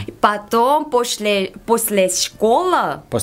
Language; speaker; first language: Russian; non-native, learner; Korean